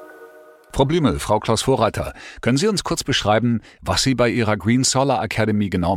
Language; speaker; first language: German; native; German